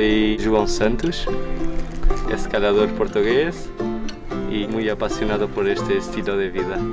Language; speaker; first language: Spanish; non-native, fluent; Portuguese